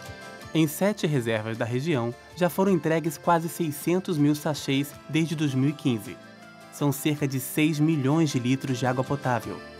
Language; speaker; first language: Portuguese; native; Portuguese